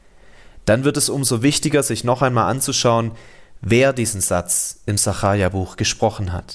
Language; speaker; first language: German; native; German